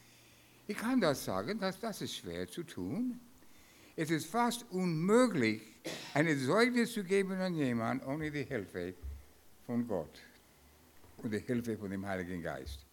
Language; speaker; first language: German; non-native, fluent; English